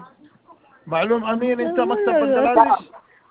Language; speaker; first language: Arabic; non-native, learner; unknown